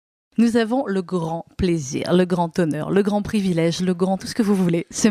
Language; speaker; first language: French; native; French